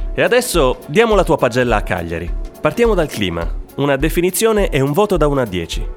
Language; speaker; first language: Italian; native; Italian